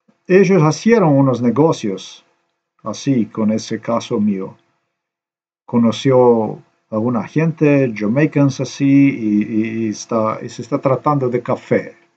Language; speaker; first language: Spanish; non-native, learner; Slovenian